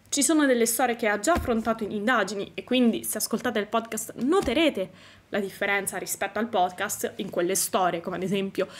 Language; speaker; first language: Italian; native; Italian